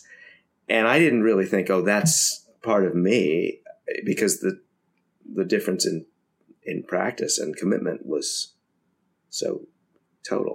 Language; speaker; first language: English; native; English